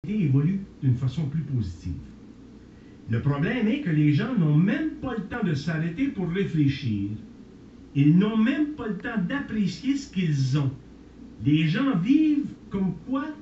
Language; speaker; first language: French; native; French